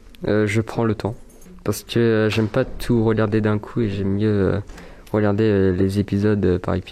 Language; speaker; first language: French; native; French